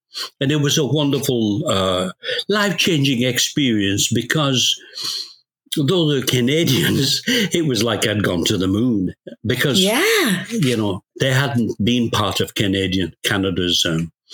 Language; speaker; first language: English; native; English